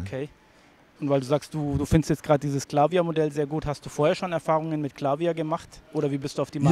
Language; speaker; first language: German; native; German